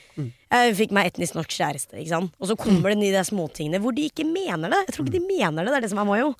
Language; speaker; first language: Norwegian; early bilingual, other home language; Hindi